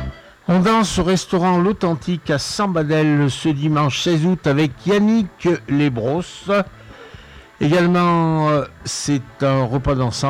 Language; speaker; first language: French; native; French